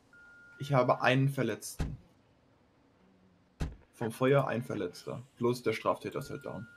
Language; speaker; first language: German; native; German